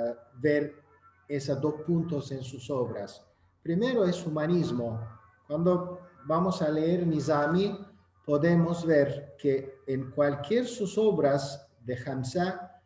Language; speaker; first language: Spanish; non-native, learner; Azerbaijani